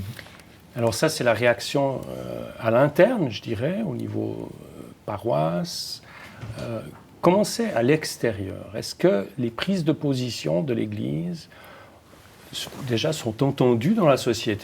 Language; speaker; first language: French; native; French